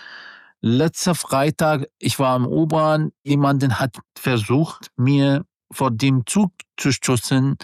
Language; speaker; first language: German; non-native, learner; Arabic